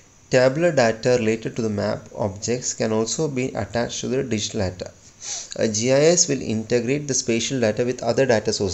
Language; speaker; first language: English; non-native, local second language; Malayalam